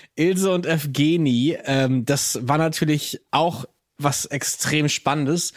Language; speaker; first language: German; native; German